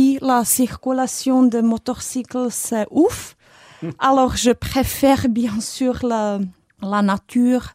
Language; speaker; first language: French; non-native, fluent; Czech